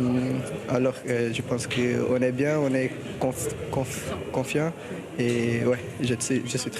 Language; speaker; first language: French; non-native, learner; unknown